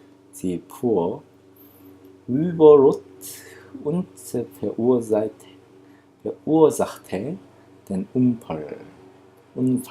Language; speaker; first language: German; non-native, fluent; Korean